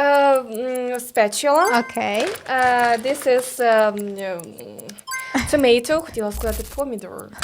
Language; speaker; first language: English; non-native, fluent; Vietnamese